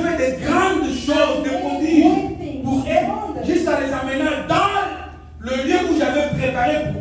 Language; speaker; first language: French; non-native, local second language; Lingala